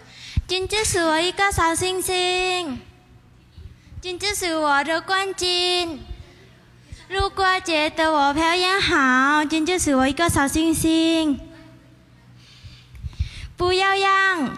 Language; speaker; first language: Chinese; non-native, learner; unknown